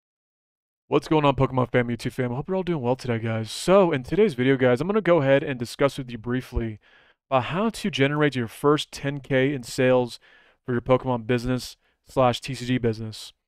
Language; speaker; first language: English; native; English